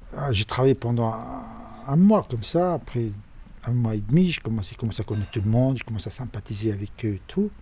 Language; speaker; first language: French; non-native, learner; Arabic